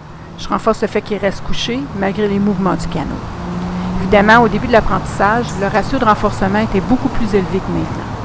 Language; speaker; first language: French; native; French